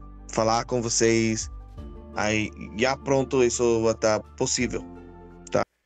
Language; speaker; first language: Portuguese; non-native, learner; English